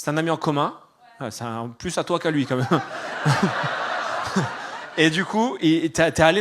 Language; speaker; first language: French; native; French